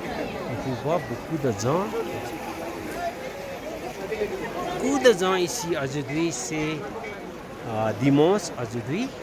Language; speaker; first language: French; non-native, learner; Nepali